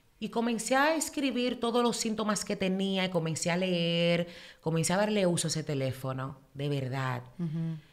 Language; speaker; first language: Spanish; early bilingual, heritage; Spanish